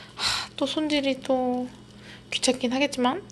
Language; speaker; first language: Korean; native; Korean